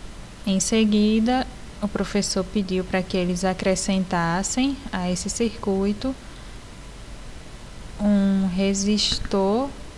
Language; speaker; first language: Portuguese; native; Portuguese